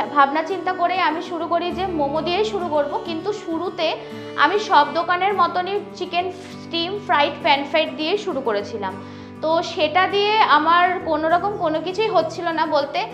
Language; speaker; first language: Bangla; native; Bangla